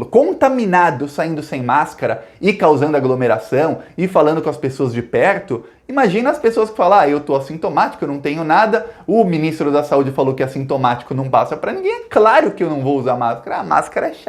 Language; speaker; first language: Portuguese; native; Portuguese